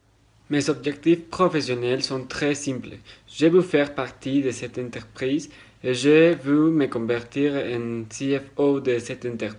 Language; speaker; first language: French; non-native, learner; Spanish